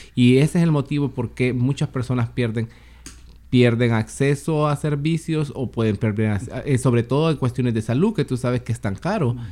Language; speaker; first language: Spanish; native; Spanish